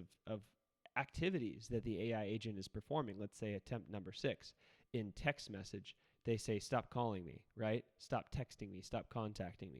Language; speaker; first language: English; native; English